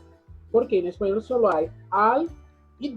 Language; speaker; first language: Spanish; non-native, fluent; Portuguese